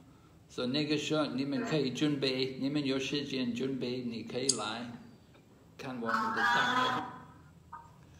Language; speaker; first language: Chinese; non-native, fluent; English